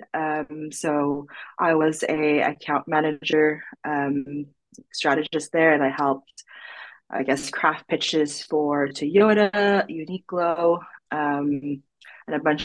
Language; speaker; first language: English; non-native, local second language; Filipino